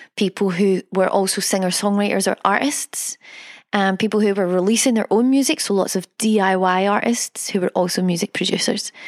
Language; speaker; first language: English; native; English